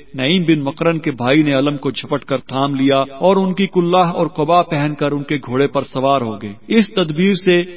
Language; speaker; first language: Urdu; native; Urdu